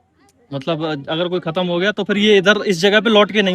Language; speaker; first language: Hindi; native; Hindi